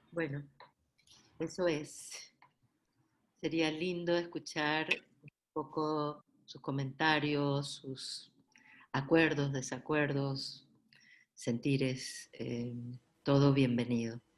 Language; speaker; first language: Spanish; native; Spanish